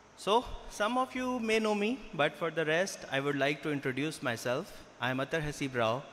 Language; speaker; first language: English; non-native, local second language; Urdu